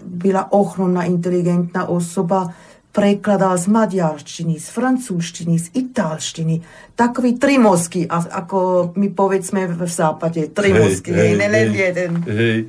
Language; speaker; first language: Slovak; non-native, fluent; German